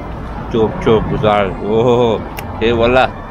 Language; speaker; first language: Turkish; non-native, learner; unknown